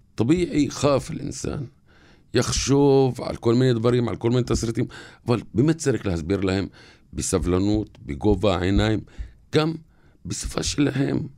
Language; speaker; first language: Hebrew; non-native, local second language; Arabic